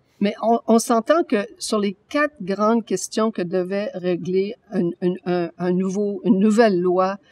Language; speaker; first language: French; native; French